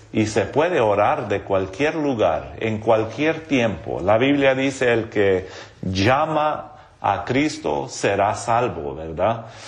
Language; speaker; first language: Spanish; non-native, local second language; English